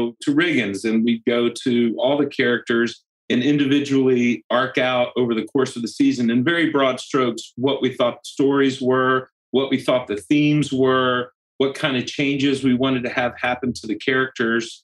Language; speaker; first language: English; native; English